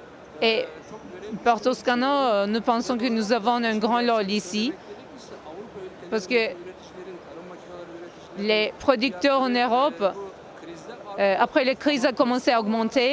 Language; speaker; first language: French; non-native, learner; Turkish